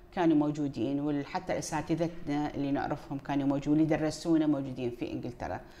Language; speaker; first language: Arabic; native; Arabic